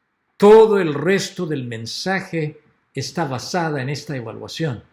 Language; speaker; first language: Spanish; native; Spanish